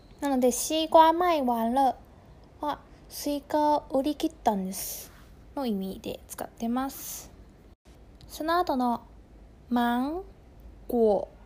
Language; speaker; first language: Japanese; non-native, fluent; Chinese